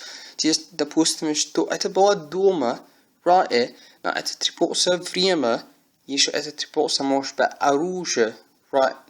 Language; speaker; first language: Russian; non-native, learner; English